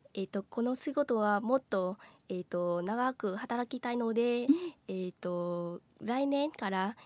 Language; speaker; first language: Japanese; non-native, fluent; Vietnamese